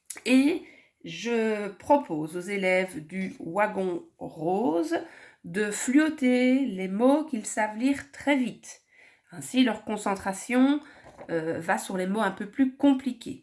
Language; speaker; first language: French; native; French